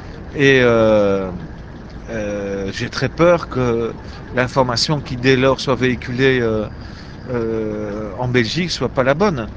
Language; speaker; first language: French; native; French